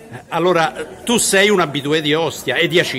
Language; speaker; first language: Italian; native; Italian